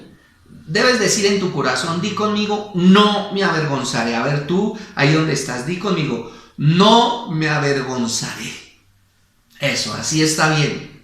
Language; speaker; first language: Spanish; native; Spanish